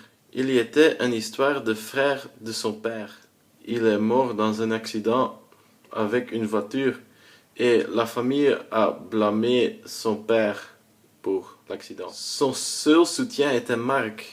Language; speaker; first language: French; non-native, learner; Dutch